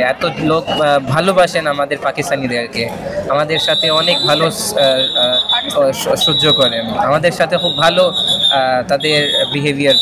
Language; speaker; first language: Bangla; non-native, fluent; Urdu